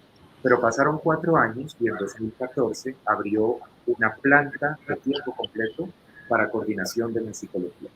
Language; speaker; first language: Spanish; native; Spanish